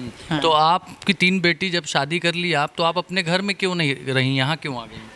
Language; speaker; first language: Hindi; native; Hindi